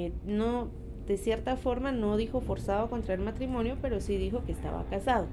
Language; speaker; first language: Spanish; native; Spanish